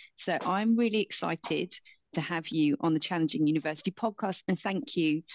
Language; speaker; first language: English; native; English